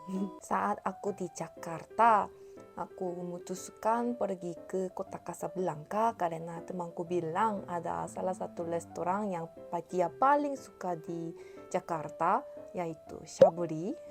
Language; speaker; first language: Indonesian; non-native, learner; Korean